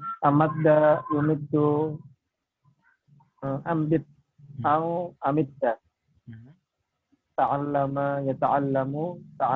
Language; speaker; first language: Arabic; non-native, learner; Indonesian